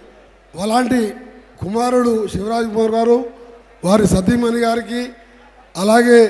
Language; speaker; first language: Telugu; native; Telugu